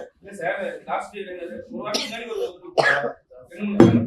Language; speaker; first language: Tamil; native; Tamil